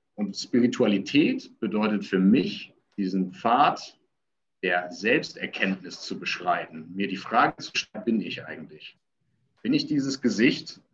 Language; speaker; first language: German; native; German